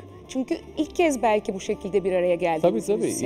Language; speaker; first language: Turkish; native; Turkish